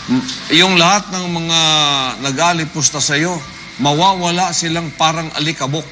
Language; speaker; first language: Filipino; native; Filipino